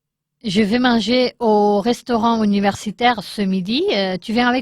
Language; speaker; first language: French; non-native, learner; Spanish